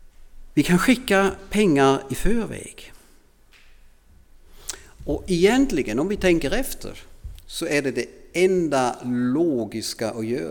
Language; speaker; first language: Swedish; non-native, fluent; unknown